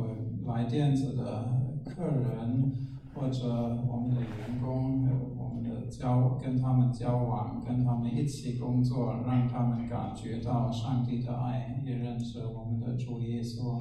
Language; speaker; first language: Chinese; non-native, fluent; German